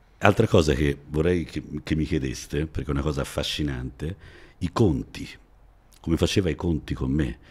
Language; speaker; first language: Italian; native; Italian